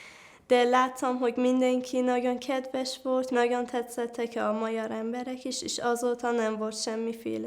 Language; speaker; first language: Hungarian; non-native, fluent; Persian